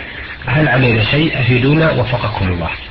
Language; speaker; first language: Arabic; native; Arabic